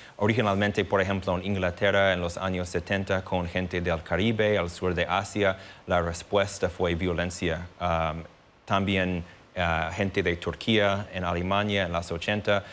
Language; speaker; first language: Spanish; non-native, fluent; English